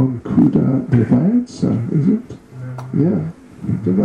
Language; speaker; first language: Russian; non-native, learner; English